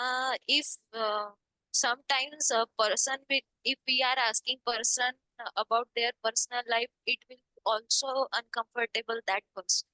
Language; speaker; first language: English; non-native, learner; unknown